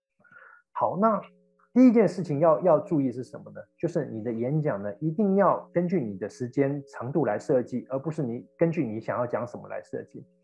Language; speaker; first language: Chinese; native; Chinese